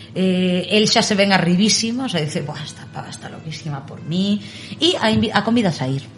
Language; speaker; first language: Spanish; native; Spanish